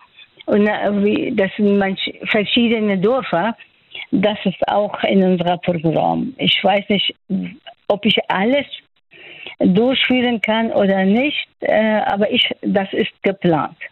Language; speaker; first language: German; non-native, fluent; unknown